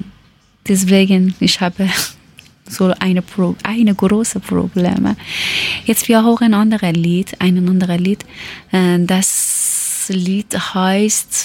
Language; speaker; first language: German; non-native, learner; Persian